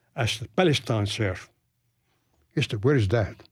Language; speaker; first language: English; non-native, fluent; Arabic